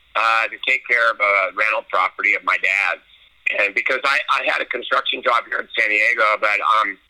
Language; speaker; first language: English; native; English